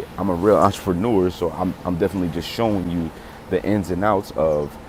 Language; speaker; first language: English; native; English